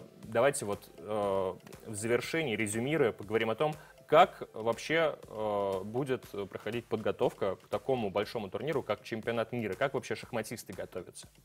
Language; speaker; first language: Russian; native; Russian